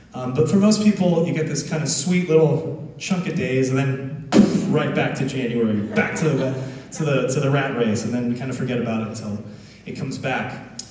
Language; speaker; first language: English; native; English